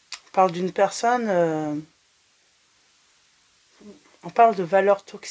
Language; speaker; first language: French; native; French